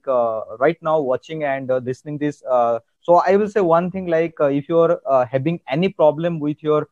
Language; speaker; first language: English; non-native, local second language; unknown